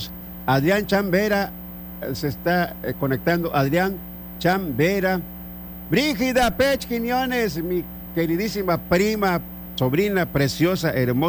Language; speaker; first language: Spanish; native; Spanish